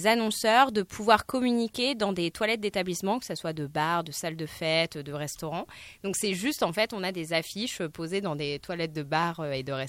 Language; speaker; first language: French; native; French